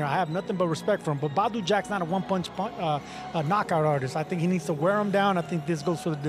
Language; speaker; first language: English; native; English